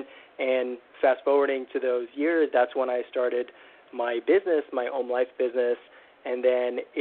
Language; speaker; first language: English; native; English